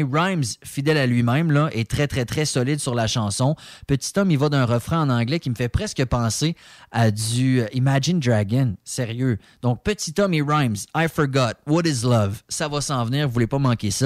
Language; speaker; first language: French; native; French